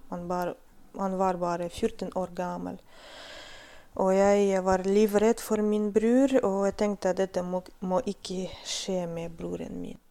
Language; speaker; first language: Norwegian; non-native, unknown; Russian